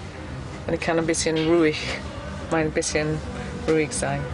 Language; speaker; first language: German; non-native, learner; English